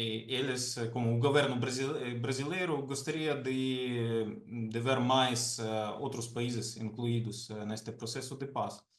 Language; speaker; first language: Portuguese; non-native, fluent; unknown